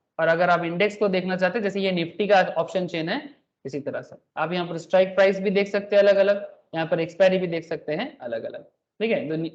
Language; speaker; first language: Hindi; non-native, local second language; Bangla